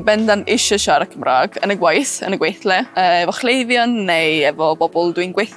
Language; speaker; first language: Welsh; non-native, fluent; Estonian